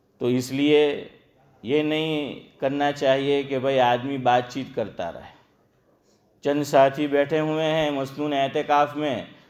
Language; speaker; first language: Hindi; non-native, local second language; Gujarati